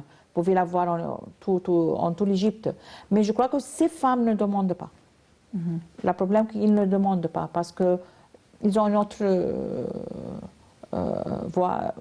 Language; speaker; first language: French; non-native, learner; Arabic